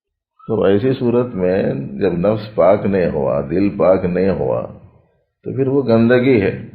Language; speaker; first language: Urdu; native; Urdu